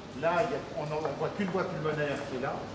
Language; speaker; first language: French; native; French